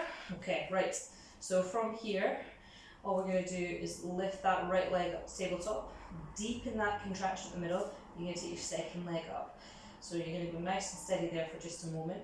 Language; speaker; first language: English; native; English